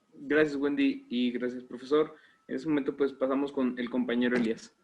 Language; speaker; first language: Spanish; native; Spanish